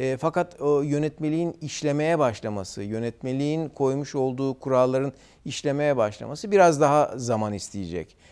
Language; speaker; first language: Turkish; native; Turkish